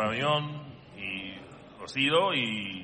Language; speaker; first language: Spanish; non-native, learner; English